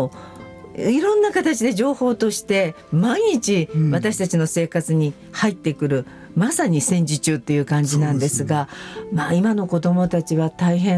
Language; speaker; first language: Japanese; native; Japanese